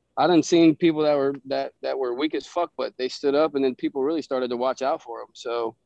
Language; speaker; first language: English; native; English